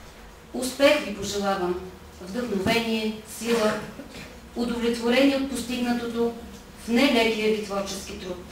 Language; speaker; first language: Bulgarian; native; Bulgarian